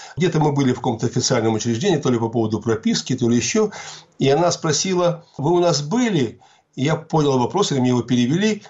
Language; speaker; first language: Russian; native; Russian